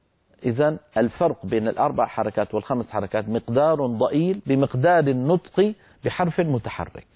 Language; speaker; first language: Arabic; native; Arabic